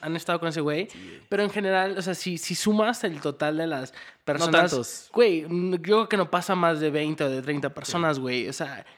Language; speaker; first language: Spanish; early bilingual, heritage; Spanish